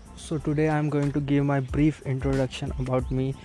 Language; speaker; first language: English; non-native, local second language; Hindi